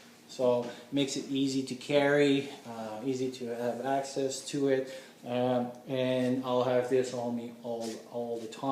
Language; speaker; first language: English; non-native, fluent; French